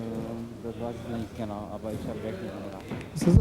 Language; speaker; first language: German; non-native, learner; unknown